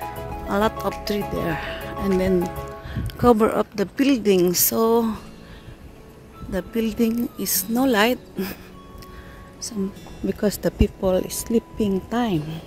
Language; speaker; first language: English; non-native, local second language; Filipino